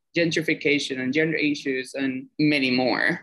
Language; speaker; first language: English; non-native, fluent; Spanish